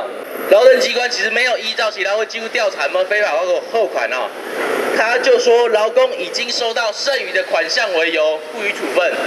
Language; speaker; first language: Chinese; native; Chinese